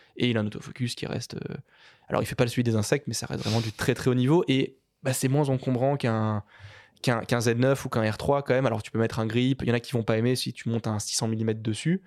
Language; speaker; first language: French; native; French